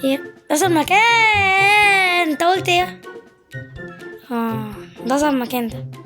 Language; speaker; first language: Arabic; native; Arabic